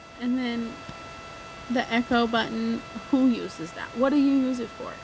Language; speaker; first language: English; native; English